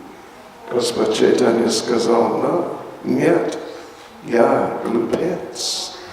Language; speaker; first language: Russian; non-native, learner; English